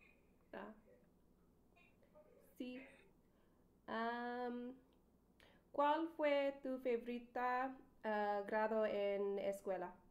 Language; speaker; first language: Spanish; non-native, learner; English